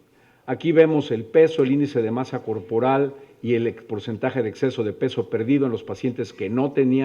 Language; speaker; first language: Spanish; native; Spanish